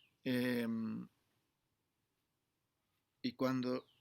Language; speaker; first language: Spanish; non-native, fluent; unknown